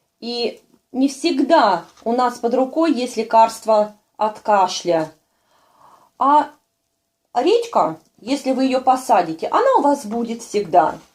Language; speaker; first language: Russian; native; Russian